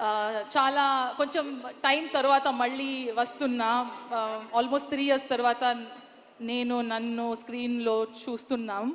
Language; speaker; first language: Telugu; non-native, learner; Kannada